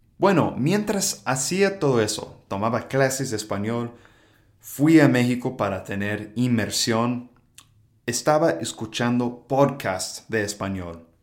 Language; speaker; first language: Spanish; non-native, fluent; English